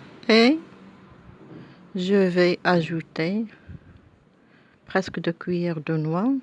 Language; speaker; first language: French; non-native, local second language; Arabic